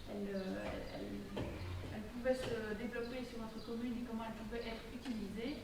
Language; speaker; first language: French; native; French